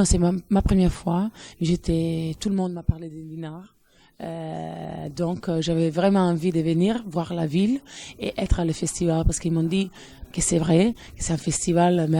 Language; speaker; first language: French; non-native, fluent; Italian